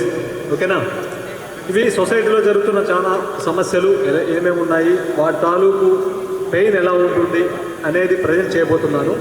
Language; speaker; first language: Telugu; native; Telugu